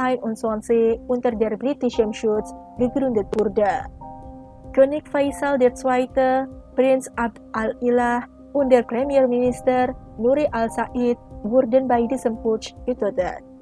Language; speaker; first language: German; non-native, fluent; Indonesian